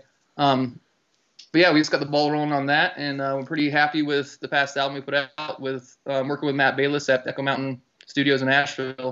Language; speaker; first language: English; native; English